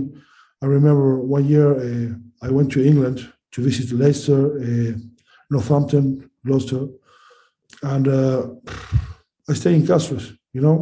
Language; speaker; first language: English; non-native, learner; Spanish